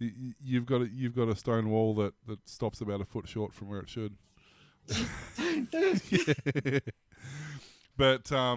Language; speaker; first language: English; native; English